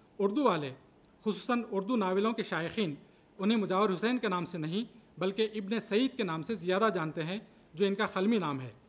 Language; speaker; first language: Urdu; native; Urdu